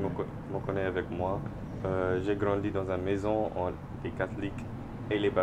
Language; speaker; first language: French; non-native, learner; English